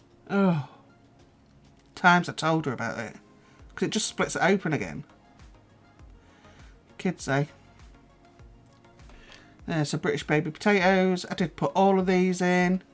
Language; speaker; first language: English; native; English